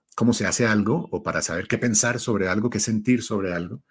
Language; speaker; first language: Spanish; native; Spanish